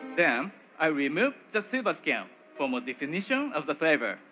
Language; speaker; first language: English; non-native, learner; Japanese